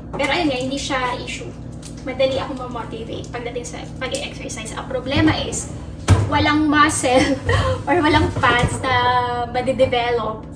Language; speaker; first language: Filipino; native; Filipino